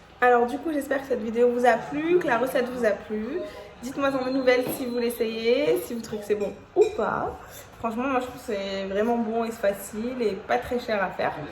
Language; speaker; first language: French; early bilingual, other home language; Arabic